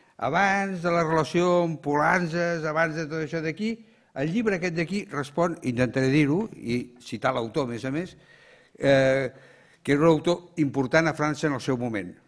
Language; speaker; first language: Catalan; native; Catalan